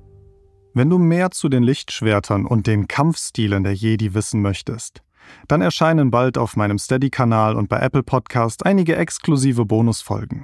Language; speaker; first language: German; native; German